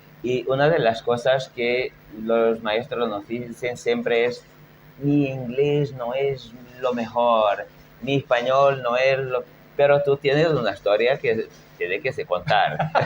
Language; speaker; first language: Spanish; non-native, fluent; Portuguese